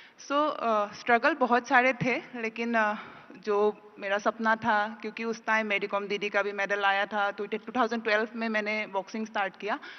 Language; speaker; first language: Hindi; non-native, local second language; Assamese